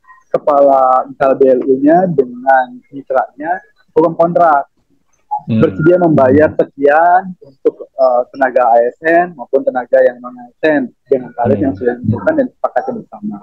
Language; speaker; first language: Indonesian; native; Indonesian